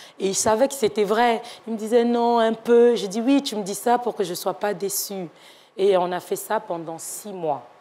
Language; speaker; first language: French; non-native, local second language; Yoruba